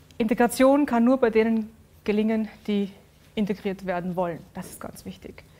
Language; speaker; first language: German; early bilingual, other home language; Urdu